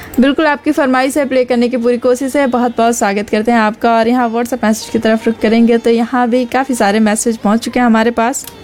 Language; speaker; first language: Hindi; native; Hindi